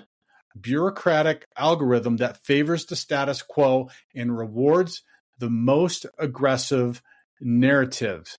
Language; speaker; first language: English; native; English